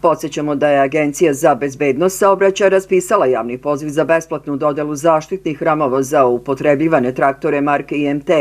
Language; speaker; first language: Serbian; native; Serbian